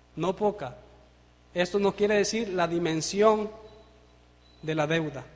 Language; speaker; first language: Spanish; native; Spanish